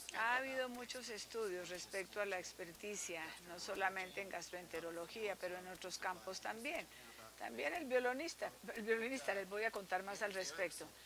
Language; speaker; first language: Spanish; non-native, fluent; English